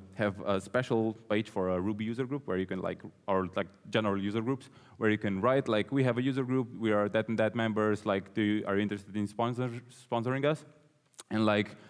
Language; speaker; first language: English; non-native, fluent; Slovenian